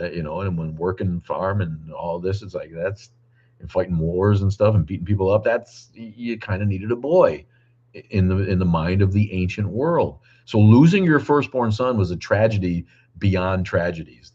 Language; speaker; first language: English; native; English